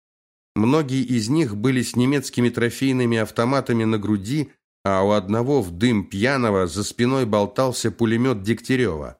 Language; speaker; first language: Russian; native; Russian